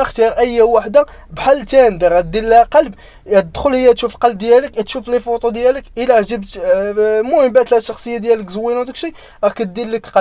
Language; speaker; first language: Arabic; native; Arabic